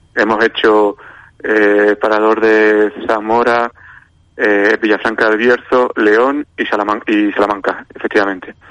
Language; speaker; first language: Spanish; native; Spanish